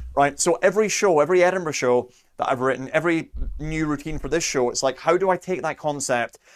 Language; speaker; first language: English; native; English